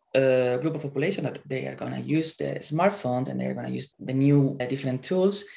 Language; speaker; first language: English; non-native, fluent; Spanish